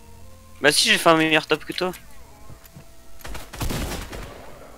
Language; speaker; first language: French; native; French